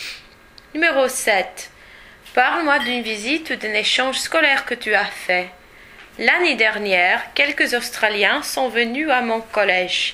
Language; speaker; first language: French; non-native, learner; English